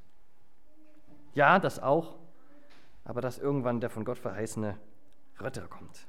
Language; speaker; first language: German; native; German